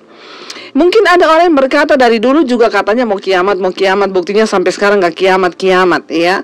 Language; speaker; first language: Indonesian; native; Indonesian